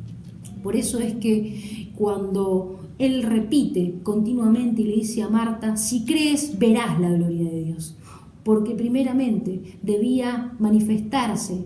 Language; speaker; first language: Spanish; native; Spanish